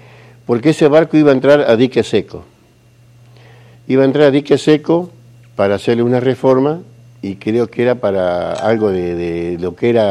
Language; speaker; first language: Spanish; native; Spanish